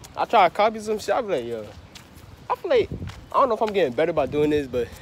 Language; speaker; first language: English; native; English